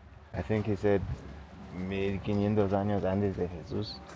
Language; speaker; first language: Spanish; non-native, fluent; English